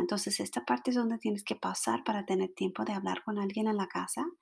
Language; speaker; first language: Spanish; non-native, fluent; English